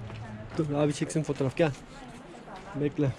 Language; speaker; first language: Turkish; native; Turkish